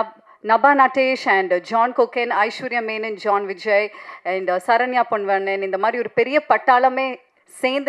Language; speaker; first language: Tamil; native; Tamil